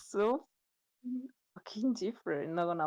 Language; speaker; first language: English; non-native, learner; Spanish